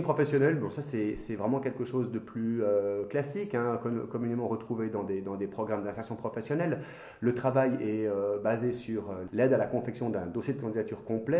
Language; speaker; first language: French; native; French